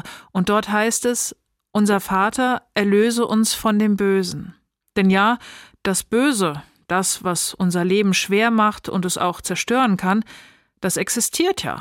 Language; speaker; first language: German; native; German